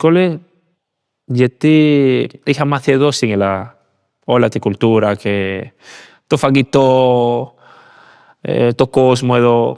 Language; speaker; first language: Greek; non-native, learner; Spanish